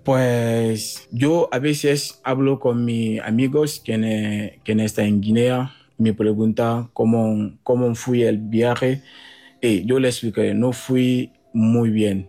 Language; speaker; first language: Spanish; non-native, fluent; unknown